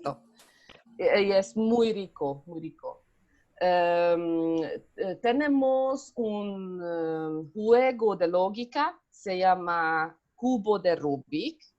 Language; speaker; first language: Spanish; non-native, learner; Hungarian